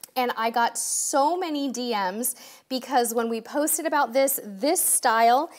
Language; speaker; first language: English; native; English